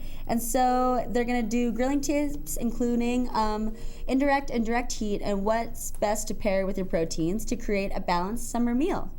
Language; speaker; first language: English; native; English